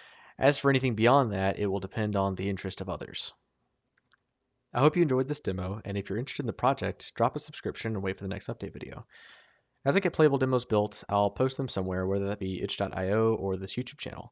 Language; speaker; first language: English; native; English